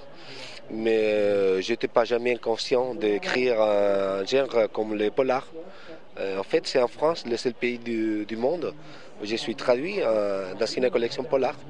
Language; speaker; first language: French; non-native, fluent; Spanish